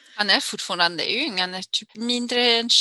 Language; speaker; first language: Swedish; non-native, fluent; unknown